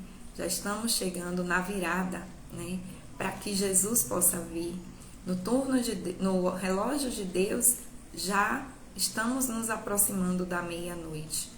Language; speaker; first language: Portuguese; native; Portuguese